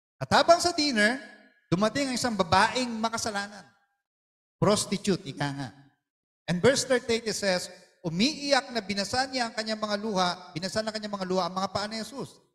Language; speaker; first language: Filipino; non-native, local second language; Iloko